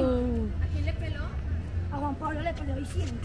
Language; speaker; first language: Spanish; native; Spanish